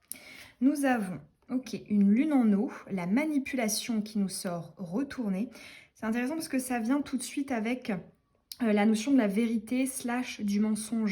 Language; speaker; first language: French; native; French